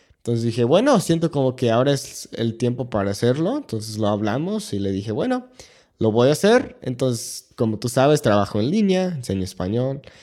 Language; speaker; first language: Spanish; non-native, fluent; English